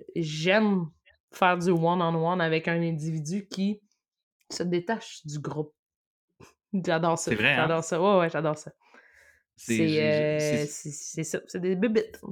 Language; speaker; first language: French; native; French